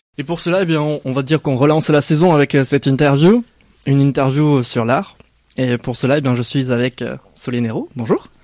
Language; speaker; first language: French; native; French